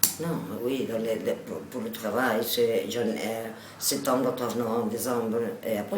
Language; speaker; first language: French; non-native, learner; Catalan